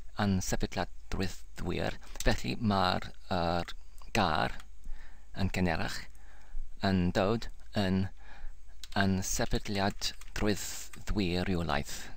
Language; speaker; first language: Welsh; non-native, learner; English